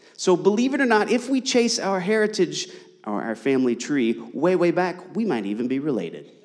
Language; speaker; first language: English; native; English